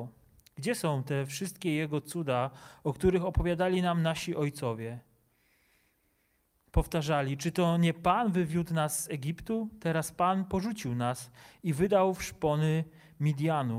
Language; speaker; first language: Polish; native; Polish